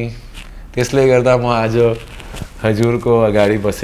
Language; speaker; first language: Nepali; non-native, learner; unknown